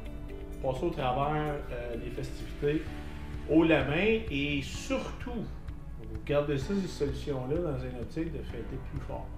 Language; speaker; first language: French; native; French